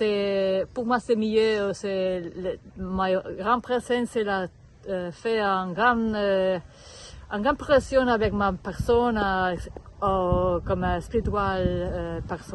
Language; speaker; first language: French; non-native, learner; Spanish